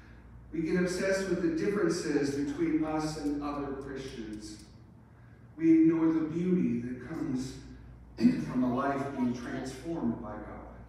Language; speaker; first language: English; native; English